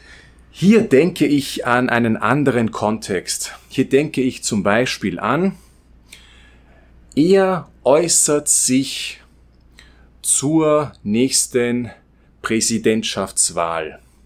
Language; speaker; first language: German; non-native, fluent; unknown